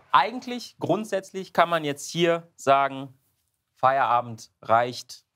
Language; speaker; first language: German; native; German